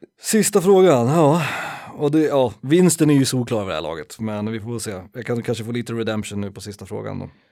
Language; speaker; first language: Swedish; native; Swedish